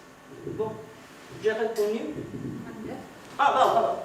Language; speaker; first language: French; non-native, fluent; Italian